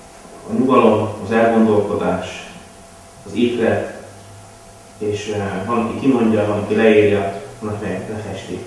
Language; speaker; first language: Hungarian; native; Hungarian